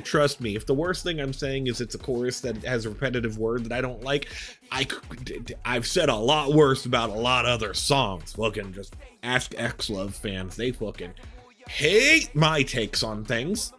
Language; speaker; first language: English; native; English